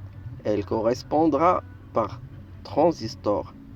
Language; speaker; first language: French; non-native, local second language; Arabic